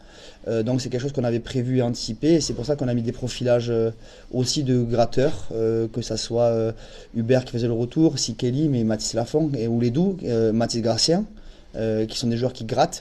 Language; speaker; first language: French; native; French